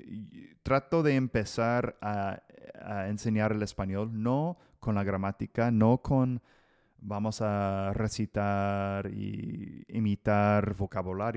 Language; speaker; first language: Spanish; non-native, fluent; English